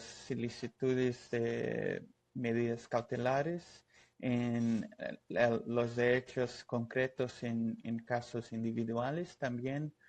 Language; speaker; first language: Spanish; non-native, fluent; Portuguese